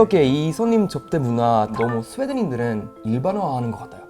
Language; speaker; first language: Korean; non-native, fluent; Swedish